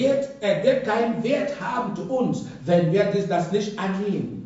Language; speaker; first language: German; non-native, fluent; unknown